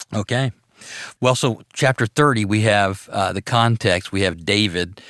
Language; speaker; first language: English; native; English